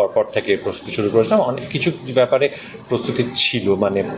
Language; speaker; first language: Bangla; native; Bangla